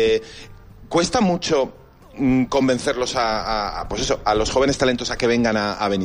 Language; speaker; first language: Spanish; native; Spanish